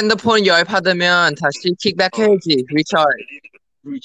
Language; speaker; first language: Korean; non-native, learner; Thai